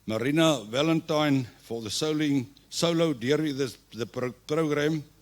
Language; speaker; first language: English; non-native, local second language; Afrikaans